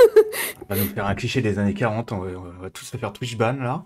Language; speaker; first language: French; native; French